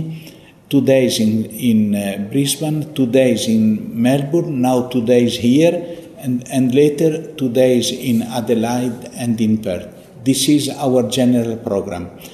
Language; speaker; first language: English; non-native, fluent; Italian